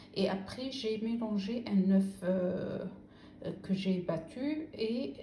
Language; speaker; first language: French; non-native, local second language; Arabic